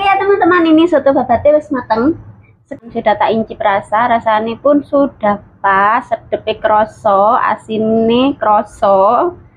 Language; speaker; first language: Indonesian; non-native, local second language; Javanese